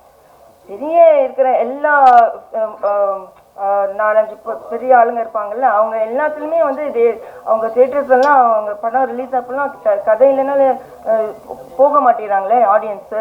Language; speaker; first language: Tamil; non-native, learner; English